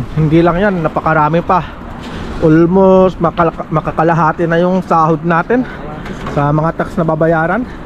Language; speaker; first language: Filipino; native; Filipino